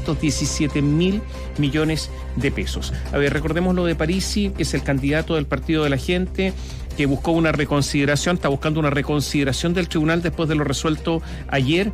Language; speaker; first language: Spanish; native; Spanish